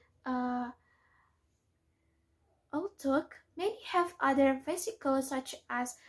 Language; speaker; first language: English; non-native, learner; Indonesian